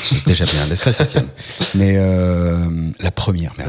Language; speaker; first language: French; native; French